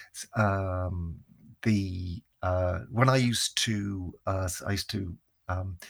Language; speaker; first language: English; native; English